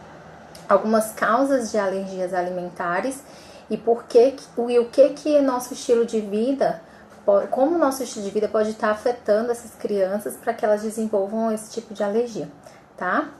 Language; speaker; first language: Portuguese; native; Portuguese